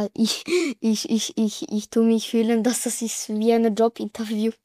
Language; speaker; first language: German; early bilingual, other home language; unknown